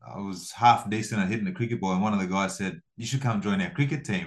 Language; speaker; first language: English; early bilingual, other home language; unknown